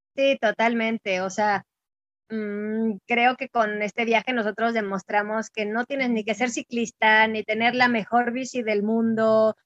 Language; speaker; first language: Spanish; native; Spanish